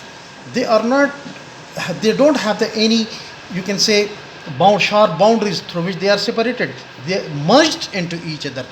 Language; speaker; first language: English; non-native, local second language; Pashto